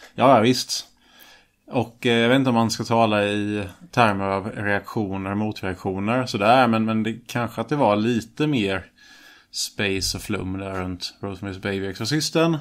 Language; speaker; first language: Swedish; native; Swedish